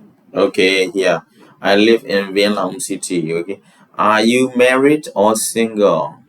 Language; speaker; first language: English; non-native, fluent; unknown